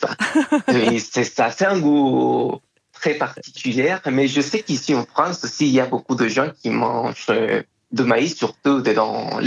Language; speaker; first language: French; non-native, fluent; Spanish